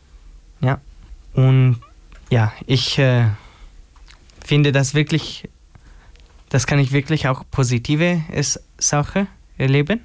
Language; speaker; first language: German; non-native, learner; Albanian